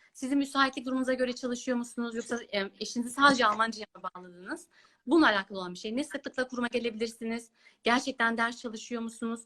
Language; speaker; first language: Turkish; early bilingual, heritage; Turkish